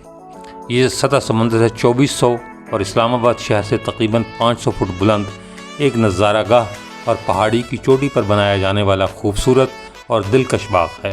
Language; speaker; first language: Urdu; native; Urdu